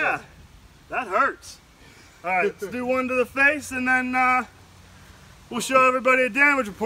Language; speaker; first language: English; native; English